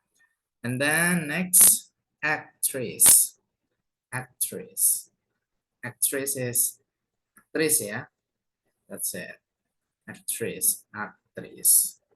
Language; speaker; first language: English; non-native, fluent; Indonesian